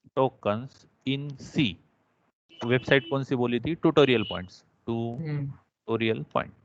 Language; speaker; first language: Hindi; non-native, local second language; Marathi